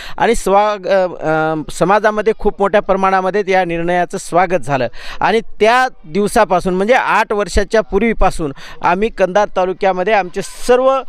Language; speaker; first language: Marathi; non-native, local second language; Lambadi